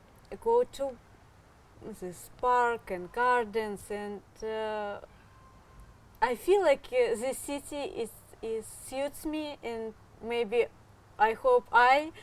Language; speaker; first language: English; non-native, learner; Ukrainian